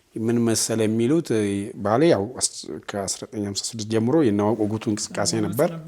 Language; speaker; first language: Amharic; native; Amharic